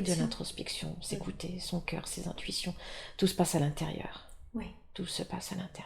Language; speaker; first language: French; native; French